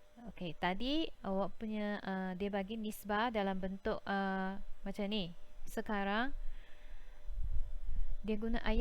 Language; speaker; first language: Malay; native; Malay